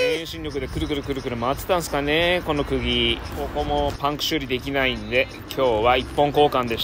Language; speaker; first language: Japanese; native; Japanese